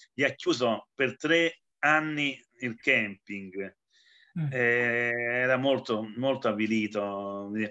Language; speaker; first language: Italian; native; Italian